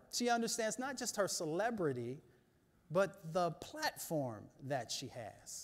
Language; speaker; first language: English; native; English